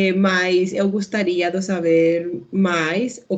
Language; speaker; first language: Portuguese; non-native, learner; Spanish